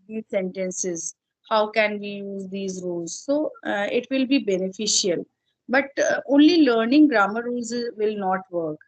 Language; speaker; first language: English; non-native, fluent; Hindi